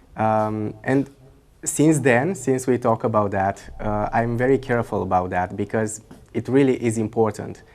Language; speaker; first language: English; non-native, fluent; Romanian